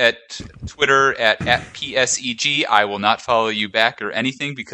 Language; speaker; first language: English; native; English